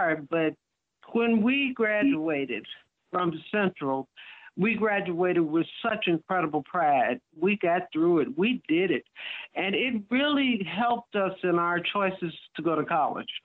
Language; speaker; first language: English; native; English